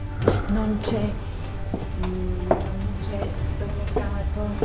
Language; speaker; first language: Italian; non-native, learner; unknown